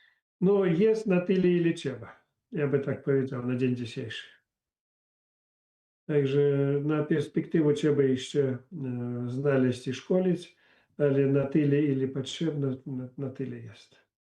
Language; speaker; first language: Polish; non-native, learner; Belarusian